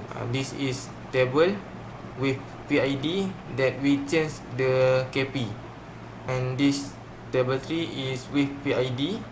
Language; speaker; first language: English; non-native, learner; Malay